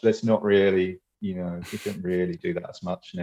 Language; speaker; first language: English; native; English